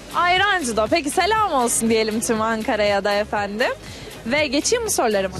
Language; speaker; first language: Turkish; native; Turkish